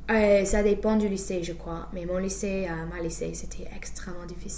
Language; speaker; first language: French; non-native, fluent; English